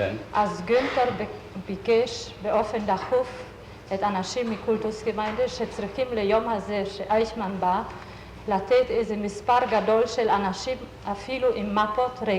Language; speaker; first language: Hebrew; non-native, fluent; German